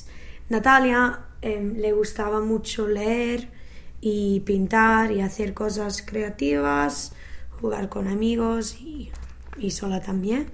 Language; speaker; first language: Spanish; non-native, fluent; English